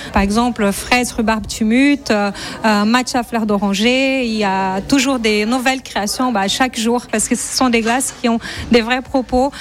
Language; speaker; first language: French; non-native, fluent; Portuguese